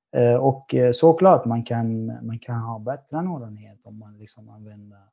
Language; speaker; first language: Swedish; non-native, fluent; Arabic